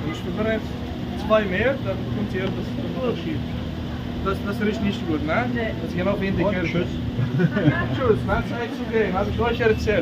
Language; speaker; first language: German; non-native, fluent; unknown